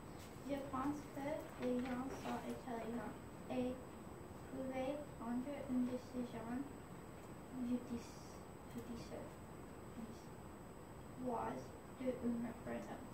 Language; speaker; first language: French; non-native, learner; English